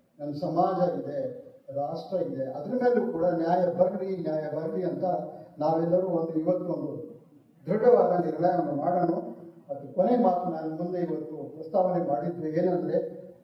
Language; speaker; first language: Kannada; non-native, local second language; Urdu